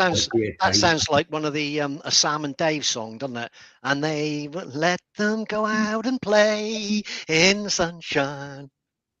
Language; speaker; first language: English; native; English